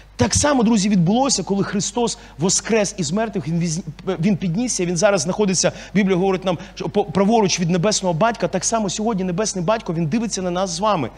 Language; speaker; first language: Ukrainian; non-native, local second language; Russian